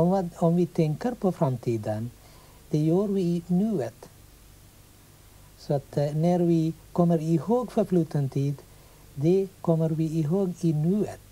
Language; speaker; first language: Swedish; non-native, fluent; Sinhala